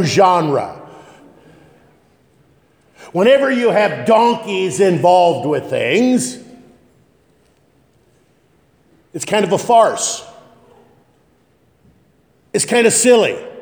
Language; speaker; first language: English; native; English